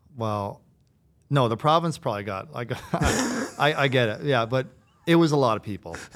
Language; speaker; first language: English; native; English